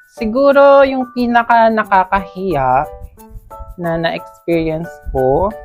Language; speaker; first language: Filipino; native; Filipino